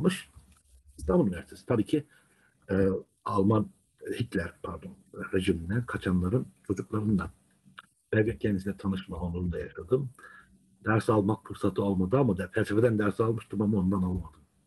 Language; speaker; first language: Turkish; native; Turkish